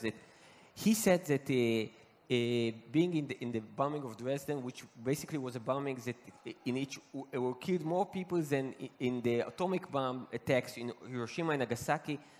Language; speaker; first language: English; non-native, fluent; Hebrew